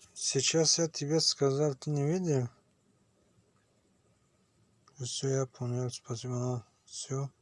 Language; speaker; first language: Russian; non-native, learner; Tajik